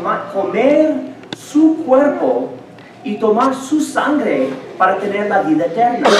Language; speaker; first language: Spanish; non-native, fluent; English